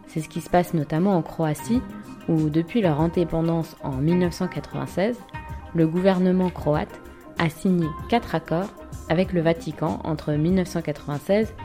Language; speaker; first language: French; native; French